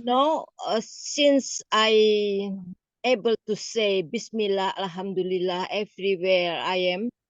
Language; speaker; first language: English; non-native, learner; Indonesian